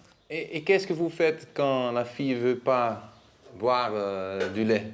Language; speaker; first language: French; non-native, learner; Dutch